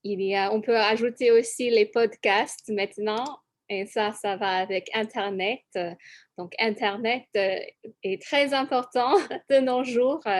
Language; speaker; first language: French; non-native, fluent; English